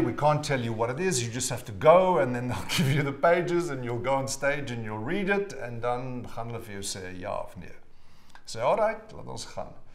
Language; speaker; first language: English; non-native, local second language; Afrikaans